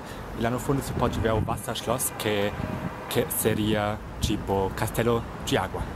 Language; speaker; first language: Portuguese; non-native, fluent; German